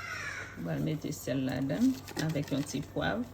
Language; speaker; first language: French; non-native, learner; Haitian Creole